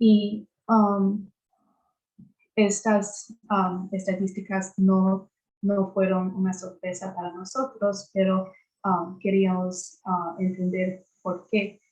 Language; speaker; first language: Spanish; non-native, fluent; English